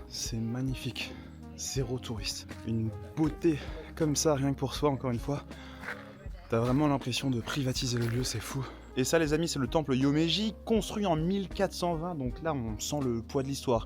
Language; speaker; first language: French; native; French